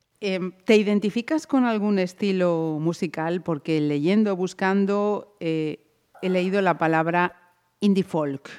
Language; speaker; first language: Spanish; native; Spanish